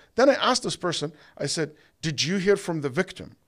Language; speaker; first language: English; non-native, fluent; Arabic